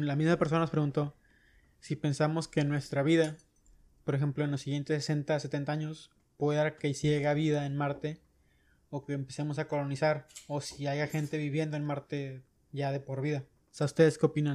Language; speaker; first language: Spanish; native; Spanish